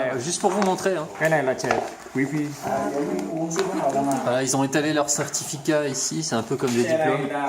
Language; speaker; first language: French; native; French